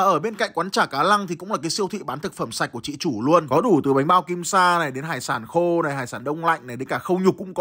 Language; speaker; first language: Vietnamese; native; Vietnamese